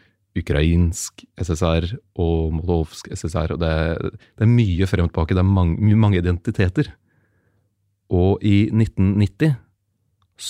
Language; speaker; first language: Norwegian; native; Norwegian